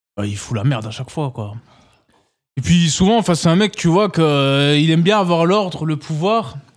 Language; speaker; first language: French; native; French